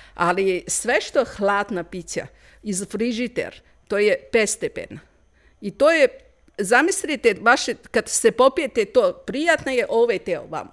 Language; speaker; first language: Croatian; non-native, learner; Chinese